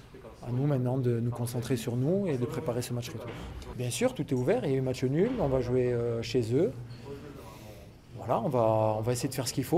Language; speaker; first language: French; native; French